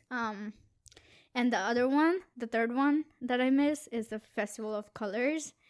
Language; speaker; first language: English; non-native, local second language; Gujarati